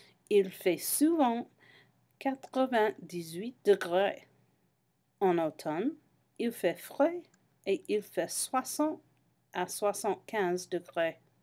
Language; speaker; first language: French; non-native, fluent; English